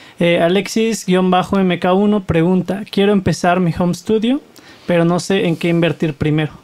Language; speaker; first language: Spanish; native; Spanish